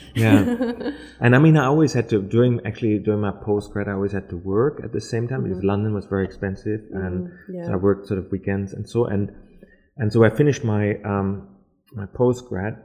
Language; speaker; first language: English; non-native, fluent; German